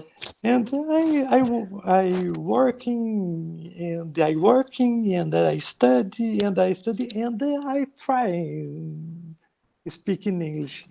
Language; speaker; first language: English; non-native, learner; Portuguese